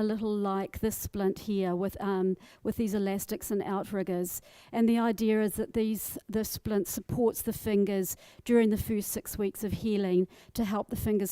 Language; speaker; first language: English; native; English